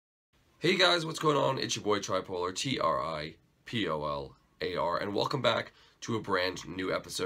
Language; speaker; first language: English; native; English